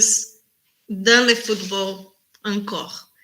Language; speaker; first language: French; non-native, learner; Spanish